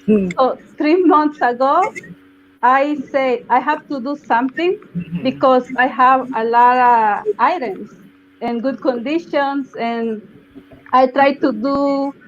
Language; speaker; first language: English; non-native, learner; Spanish